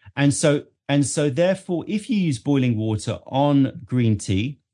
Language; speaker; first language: English; native; English